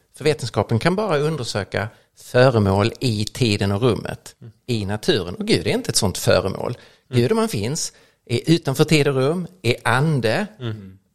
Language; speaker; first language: Swedish; native; Swedish